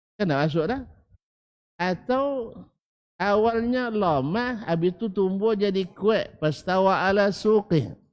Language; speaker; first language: Malay; native; Malay